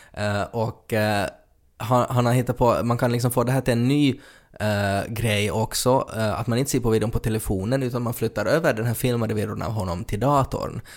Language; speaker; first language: Swedish; native; Swedish